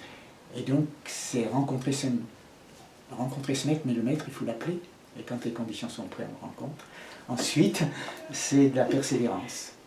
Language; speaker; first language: French; native; French